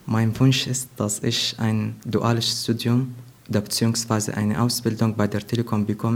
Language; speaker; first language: German; non-native, fluent; Arabic